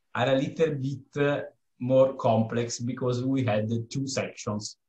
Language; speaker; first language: English; non-native, fluent; Italian